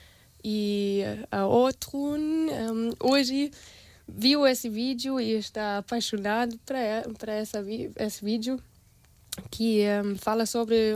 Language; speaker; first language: Portuguese; non-native, fluent; German